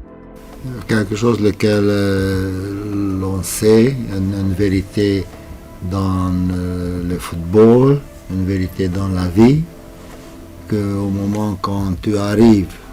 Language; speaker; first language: French; non-native, fluent; Romanian